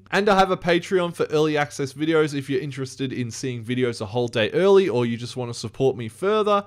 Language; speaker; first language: English; native; English